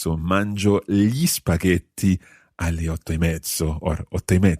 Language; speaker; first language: Italian; non-native, fluent; English